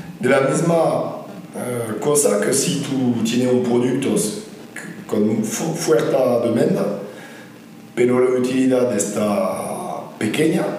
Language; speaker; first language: Spanish; non-native, learner; French